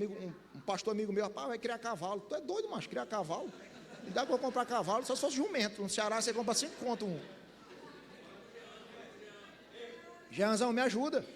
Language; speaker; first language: Portuguese; native; Portuguese